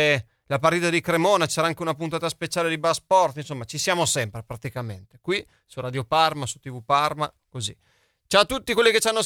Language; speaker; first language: Italian; native; Italian